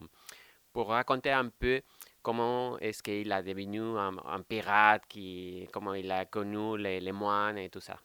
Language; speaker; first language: French; non-native, fluent; Spanish